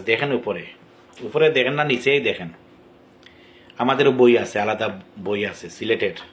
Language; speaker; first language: Bangla; non-native, local second language; Sylheti